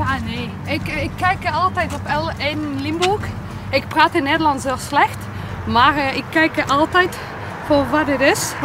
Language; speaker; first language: Dutch; non-native, learner; Polish